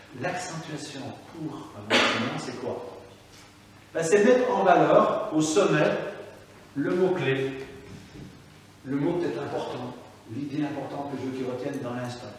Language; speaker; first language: French; native; French